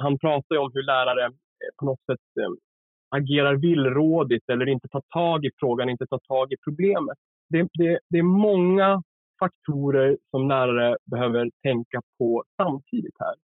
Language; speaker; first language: Swedish; native; Swedish